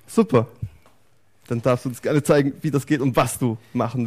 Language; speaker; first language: German; native; German